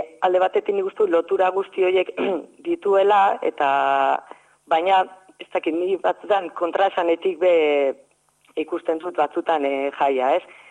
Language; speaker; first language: Basque; native; Basque